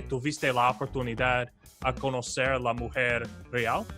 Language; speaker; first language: Spanish; non-native, learner; English